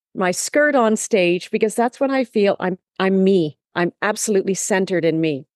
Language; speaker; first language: English; native; English